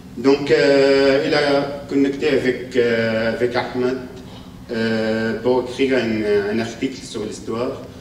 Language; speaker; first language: French; non-native, learner; Arabic